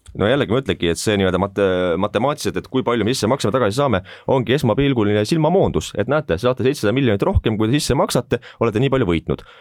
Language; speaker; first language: Estonian; native; Estonian